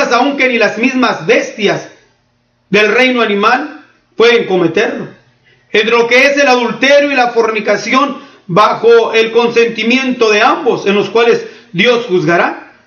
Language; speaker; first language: Spanish; native; Spanish